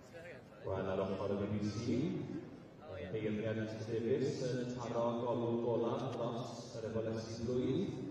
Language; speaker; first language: Welsh; native; Welsh